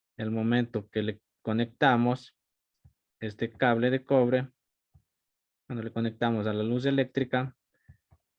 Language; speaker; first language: Spanish; native; Spanish